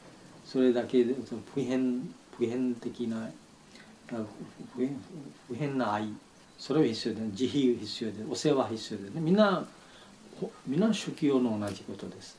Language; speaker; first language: Japanese; non-native, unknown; Bangla